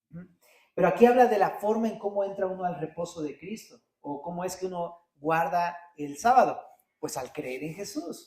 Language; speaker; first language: Spanish; native; Spanish